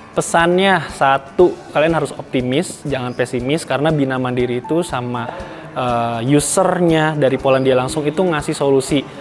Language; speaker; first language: Indonesian; native; Indonesian